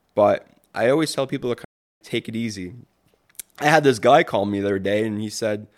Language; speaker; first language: English; native; English